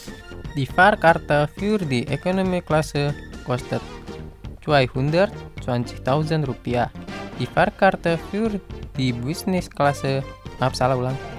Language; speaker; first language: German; non-native, fluent; Indonesian